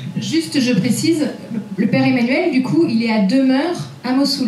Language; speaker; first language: French; native; French